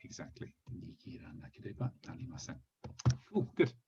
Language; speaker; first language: Japanese; non-native, fluent; English